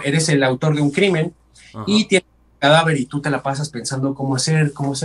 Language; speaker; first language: Spanish; native; Spanish